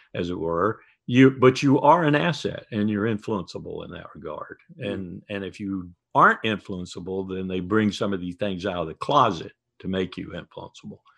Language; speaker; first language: English; native; English